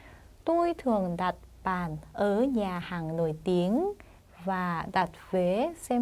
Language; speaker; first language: Vietnamese; non-native, fluent; Korean